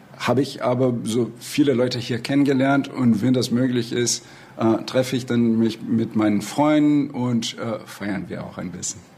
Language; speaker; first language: German; non-native, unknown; Portuguese